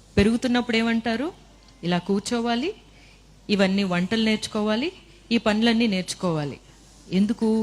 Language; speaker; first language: Telugu; native; Telugu